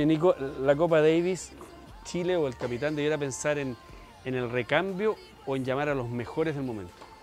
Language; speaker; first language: Spanish; native; Spanish